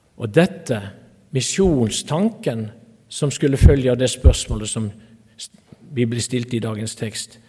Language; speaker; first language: Norwegian; native; Norwegian